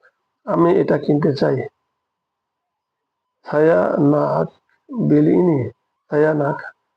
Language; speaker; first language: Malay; non-native, fluent; Bangla